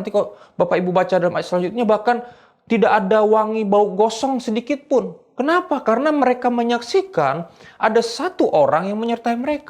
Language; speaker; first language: Indonesian; native; Indonesian